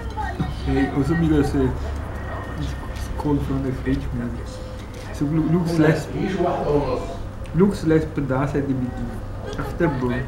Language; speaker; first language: English; non-native, learner; Italian